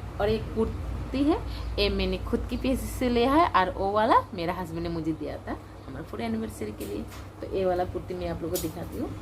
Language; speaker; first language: Hindi; non-native, local second language; Kok Borok